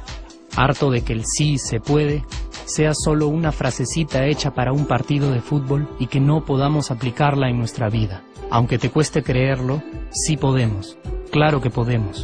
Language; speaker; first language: Spanish; native; Spanish